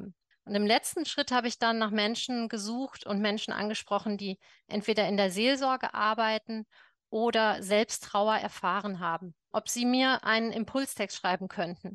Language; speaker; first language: German; native; German